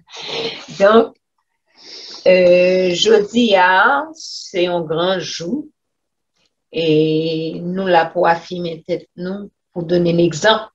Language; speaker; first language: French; non-native, local second language; Haitian Creole